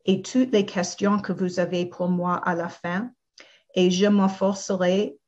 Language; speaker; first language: French; non-native, learner; English